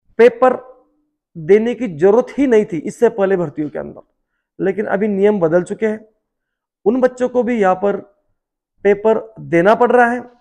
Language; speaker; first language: Hindi; non-native, local second language; Marathi